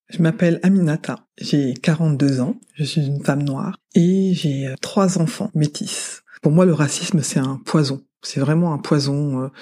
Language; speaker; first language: French; native; French